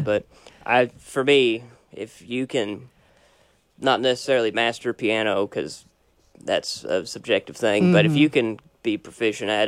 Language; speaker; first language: English; native; English